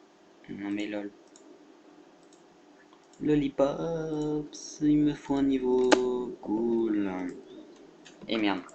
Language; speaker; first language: French; native; French